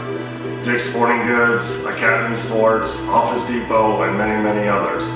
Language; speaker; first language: English; native; English